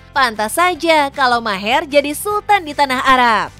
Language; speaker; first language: Indonesian; native; Indonesian